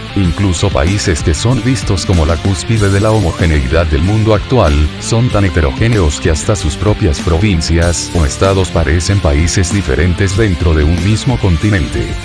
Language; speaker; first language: Spanish; native; Spanish